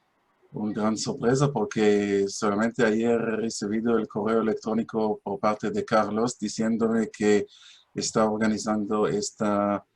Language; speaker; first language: Spanish; non-native, fluent; Hebrew